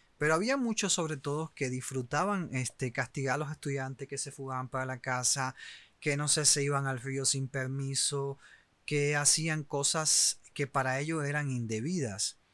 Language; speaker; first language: Spanish; native; Spanish